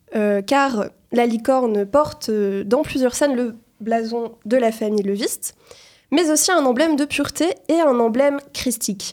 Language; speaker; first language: French; native; French